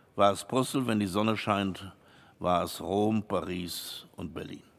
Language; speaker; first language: German; native; German